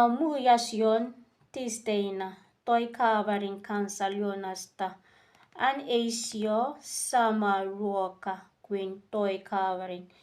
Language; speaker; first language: Finnish; non-native, learner; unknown